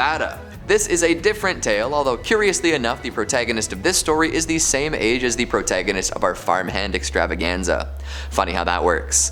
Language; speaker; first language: English; native; English